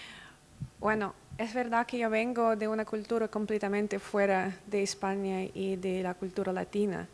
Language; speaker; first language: Spanish; non-native, fluent; Russian